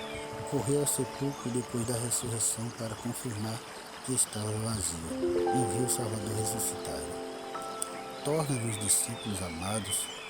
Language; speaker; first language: Portuguese; native; Portuguese